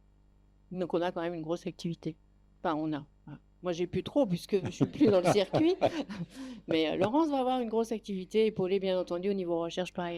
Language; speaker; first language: French; native; French